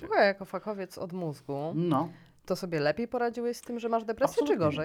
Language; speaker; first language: Polish; native; Polish